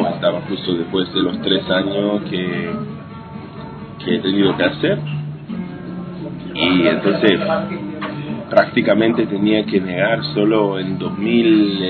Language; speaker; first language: Spanish; non-native, fluent; Hebrew